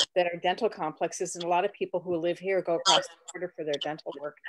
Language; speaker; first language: English; native; English